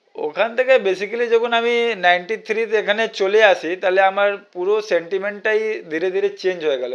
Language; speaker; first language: Bangla; non-native, local second language; Hindi